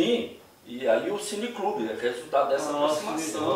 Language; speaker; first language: Portuguese; native; Portuguese